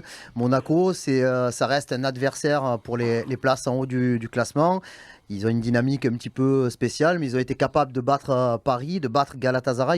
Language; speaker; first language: French; native; French